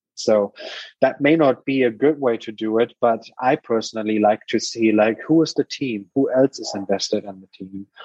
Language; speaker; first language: English; non-native, fluent; German